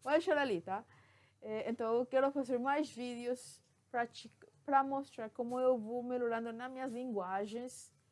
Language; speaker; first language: Portuguese; non-native, fluent; Spanish